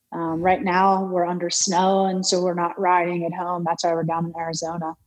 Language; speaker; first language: English; native; English